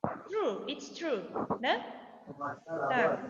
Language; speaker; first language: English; non-native, fluent; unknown